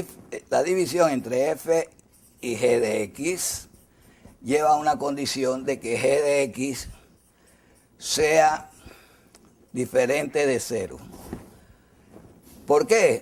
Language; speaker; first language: Spanish; native; Spanish